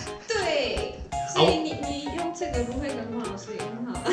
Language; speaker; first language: Chinese; non-native, learner; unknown